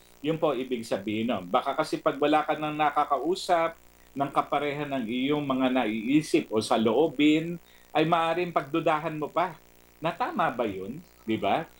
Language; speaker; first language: Filipino; native; Filipino